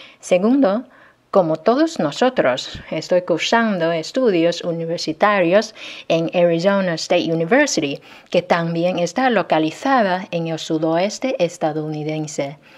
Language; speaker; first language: Spanish; non-native, fluent; Chinese